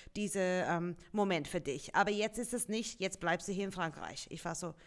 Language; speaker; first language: German; non-native, fluent; English